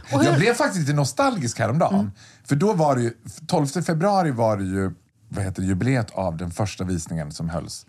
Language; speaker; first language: Swedish; native; Swedish